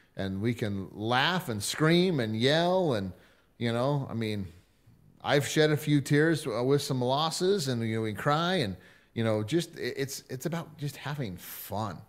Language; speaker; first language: English; native; English